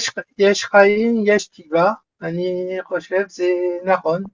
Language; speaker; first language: Hebrew; non-native, learner; French